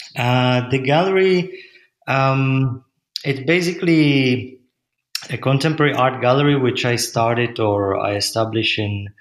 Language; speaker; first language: English; non-native, fluent; Czech